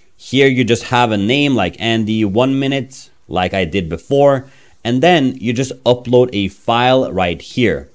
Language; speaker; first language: English; non-native, fluent; Norwegian